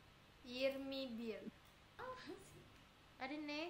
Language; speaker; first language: Turkish; non-native, learner; Indonesian